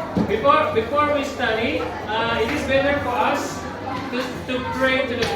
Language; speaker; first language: English; non-native, fluent; Indonesian